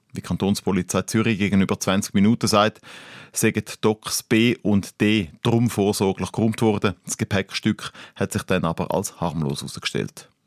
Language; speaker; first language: German; native; German